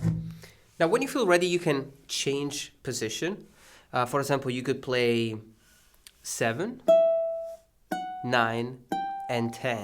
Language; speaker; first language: English; non-native, fluent; Italian